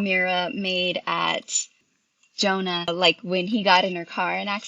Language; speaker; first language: English; native; English